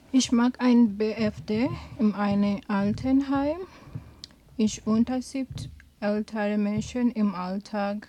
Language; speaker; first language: German; non-native, learner; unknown